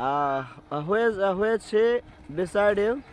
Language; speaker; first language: English; non-native, learner; Bangla